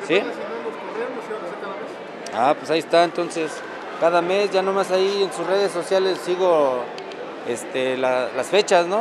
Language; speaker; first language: Spanish; native; Spanish